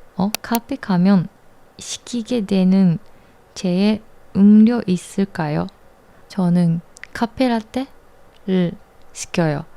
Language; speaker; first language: Korean; non-native, learner; Japanese